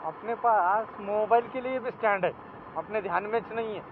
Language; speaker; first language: Hindi; non-native, local second language; Marathi